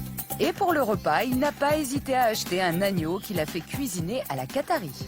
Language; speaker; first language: French; native; French